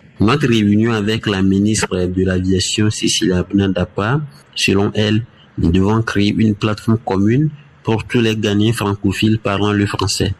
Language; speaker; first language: French; non-native, fluent; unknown